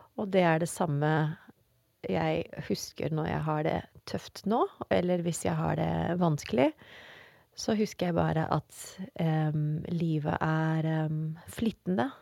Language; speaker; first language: Norwegian; non-native, fluent; Dutch